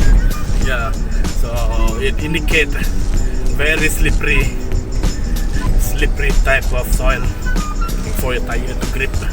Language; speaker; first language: English; non-native, local second language; Malay